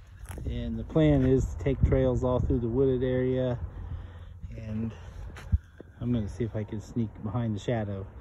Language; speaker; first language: English; native; English